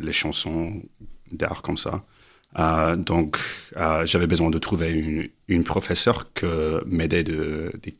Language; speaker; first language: French; non-native, learner; English